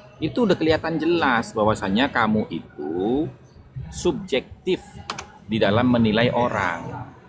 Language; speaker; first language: Indonesian; non-native, local second language; Madurese